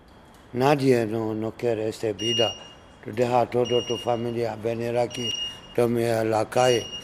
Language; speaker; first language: Spanish; non-native, learner; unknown